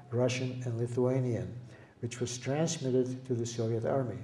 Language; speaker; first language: English; early bilingual, other home language; Lithuanian